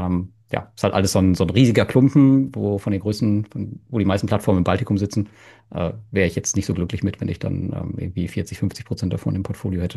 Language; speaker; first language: German; native; German